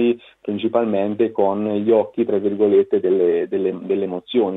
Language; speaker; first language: Italian; native; Italian